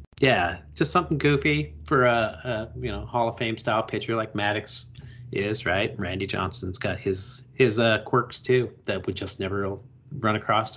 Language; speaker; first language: English; native; English